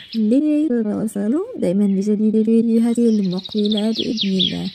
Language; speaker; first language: Arabic; native; Arabic